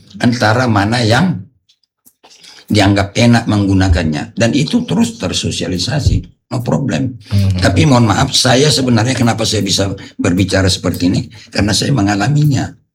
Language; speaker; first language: Indonesian; non-native, local second language; Batak Toba